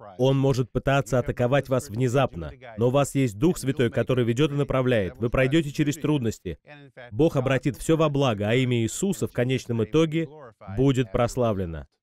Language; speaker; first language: Russian; non-native, fluent; English